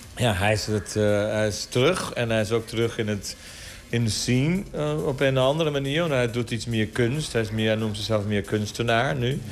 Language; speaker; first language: Dutch; non-native, fluent; Portuguese